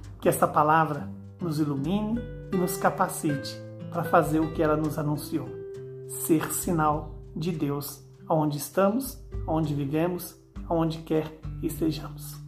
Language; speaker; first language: Portuguese; native; Portuguese